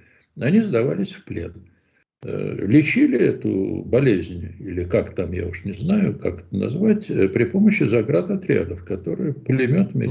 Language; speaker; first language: Russian; native; Russian